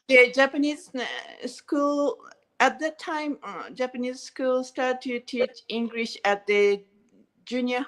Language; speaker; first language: English; non-native, learner; Japanese